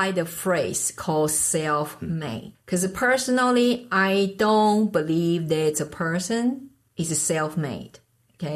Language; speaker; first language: English; non-native, fluent; Chinese